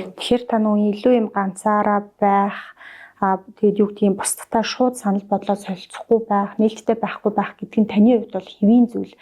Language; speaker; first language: Mongolian; native; Mongolian